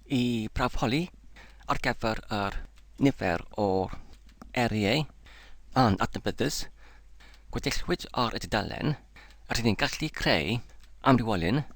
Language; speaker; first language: Welsh; non-native, learner; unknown